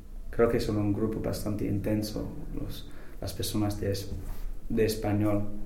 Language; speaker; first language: Spanish; non-native, fluent; English